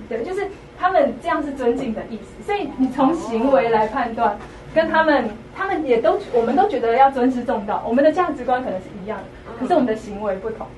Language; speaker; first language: Chinese; native; Chinese